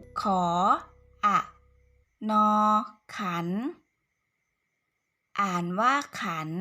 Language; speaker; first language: Thai; native; Thai